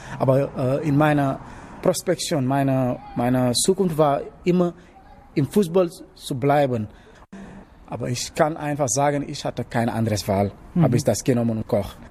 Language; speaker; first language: German; non-native, learner; Wolof